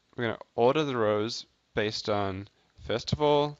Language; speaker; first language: English; native; English